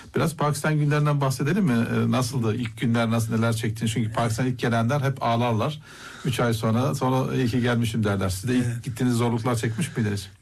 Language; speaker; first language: Turkish; native; Turkish